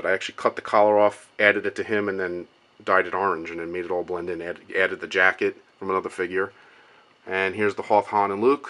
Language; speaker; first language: English; native; English